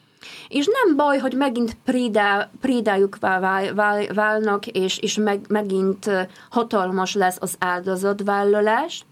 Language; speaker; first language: Hungarian; non-native, fluent; Polish